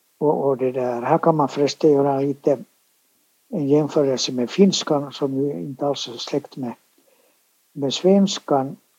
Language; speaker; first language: Swedish; native; Swedish